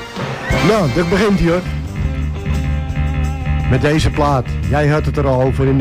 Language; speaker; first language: Dutch; native; Dutch